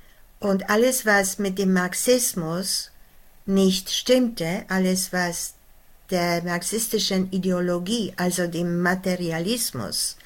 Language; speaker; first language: German; non-native, fluent; Polish